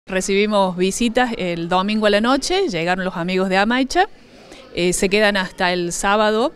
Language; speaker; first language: Spanish; native; Spanish